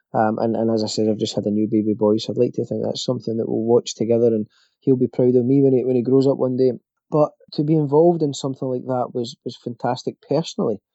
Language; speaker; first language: English; native; English